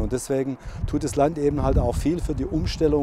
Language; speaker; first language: German; native; German